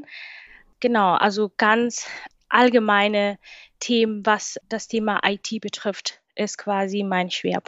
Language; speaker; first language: German; non-native, fluent; Swahili